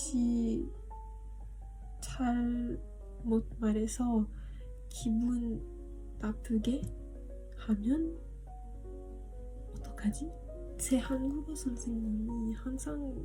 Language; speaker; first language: Korean; non-native, learner; French